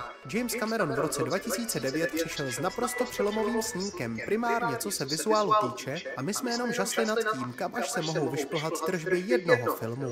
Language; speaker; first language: Czech; native; Czech